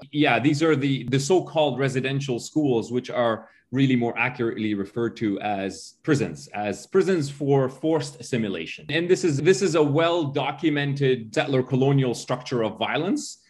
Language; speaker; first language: English; early bilingual, other home language; Arabic